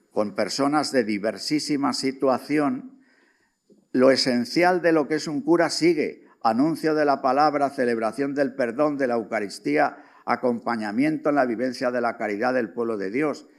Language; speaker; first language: Spanish; native; Spanish